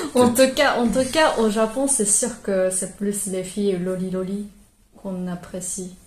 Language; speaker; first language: French; non-native, fluent; Japanese